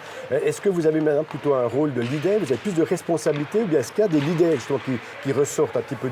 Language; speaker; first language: French; native; French